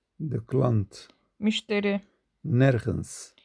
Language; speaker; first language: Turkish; native; Turkish